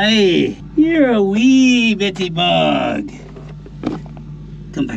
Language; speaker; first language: English; native; English